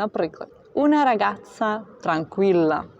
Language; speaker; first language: Italian; non-native, fluent; Ukrainian